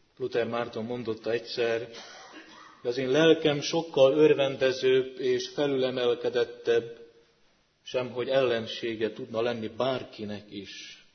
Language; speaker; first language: Hungarian; native; Hungarian